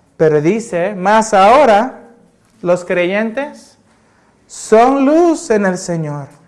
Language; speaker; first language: Spanish; early bilingual, heritage; Spanish